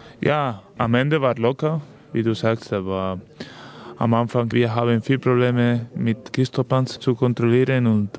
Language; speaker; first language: German; non-native, learner; Spanish